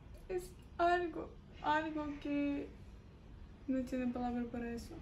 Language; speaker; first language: Spanish; non-native, learner; Russian